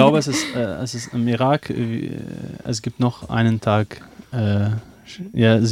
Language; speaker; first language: German; non-native, learner; Arabic